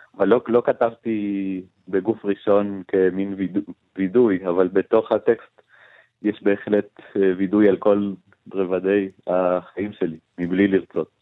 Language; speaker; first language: Hebrew; non-native, fluent; Spanish